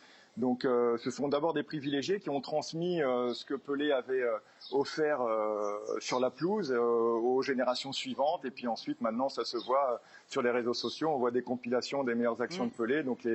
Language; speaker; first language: French; native; French